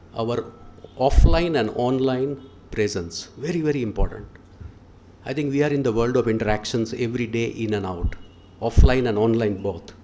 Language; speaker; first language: English; non-native, local second language; Gujarati